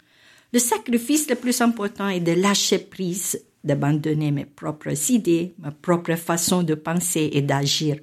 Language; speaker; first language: French; non-native, fluent; Filipino